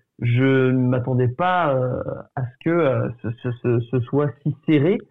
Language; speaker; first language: French; early bilingual, other home language; Portuguese